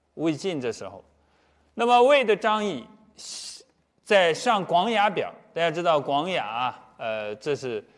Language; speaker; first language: Chinese; native; Chinese